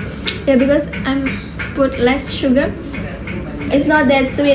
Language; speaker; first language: English; non-native, learner; Indonesian